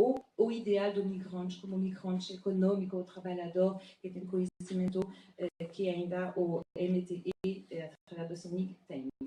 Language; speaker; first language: Portuguese; non-native, fluent; French